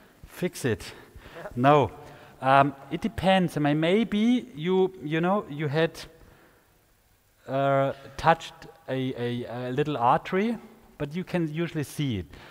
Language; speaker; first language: English; non-native, fluent; German